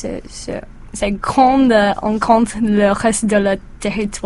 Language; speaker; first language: French; non-native, learner; English